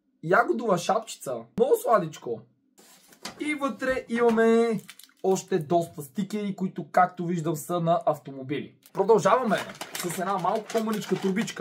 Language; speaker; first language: Bulgarian; native; Bulgarian